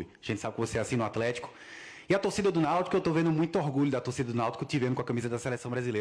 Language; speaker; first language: Portuguese; native; Portuguese